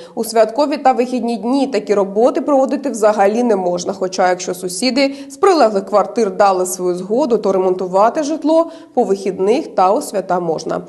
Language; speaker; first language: Ukrainian; native; Ukrainian